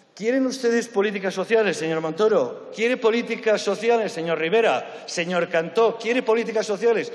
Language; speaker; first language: Spanish; non-native, local second language; Catalan